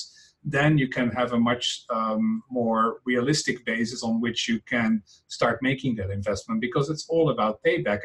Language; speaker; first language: English; non-native, fluent; Dutch